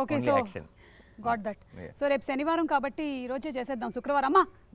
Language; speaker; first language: Telugu; native; Telugu